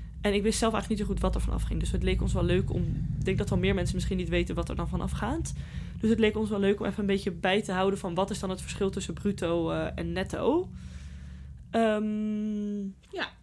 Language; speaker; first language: Dutch; native; Dutch